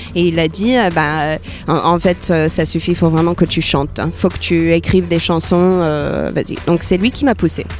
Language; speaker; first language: French; non-native, fluent; English